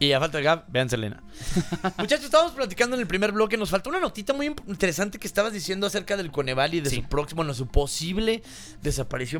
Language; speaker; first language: Spanish; native; Spanish